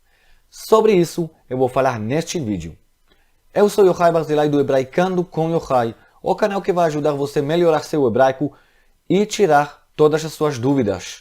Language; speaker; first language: Portuguese; non-native, fluent; Hebrew